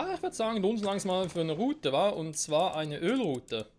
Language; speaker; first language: German; native; German